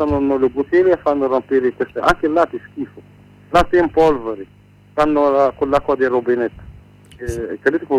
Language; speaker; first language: Italian; non-native, learner; Arabic